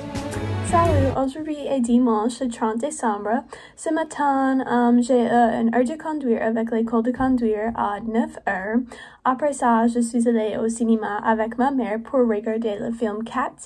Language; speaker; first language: French; non-native, learner; English